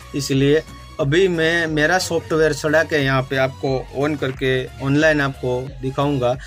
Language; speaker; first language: Hindi; non-native, local second language; Gujarati